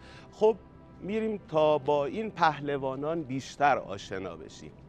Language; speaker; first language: Persian; native; Persian